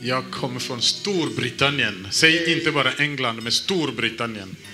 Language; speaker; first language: Swedish; non-native, fluent; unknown